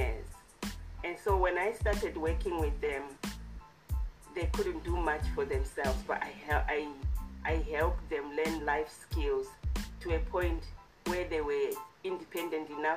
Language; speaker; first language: English; non-native, local second language; Shona